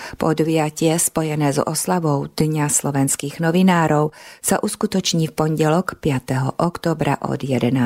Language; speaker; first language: Slovak; non-native, local second language; Hungarian